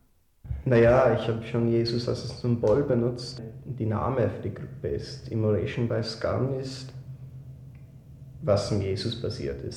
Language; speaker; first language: German; non-native, fluent; English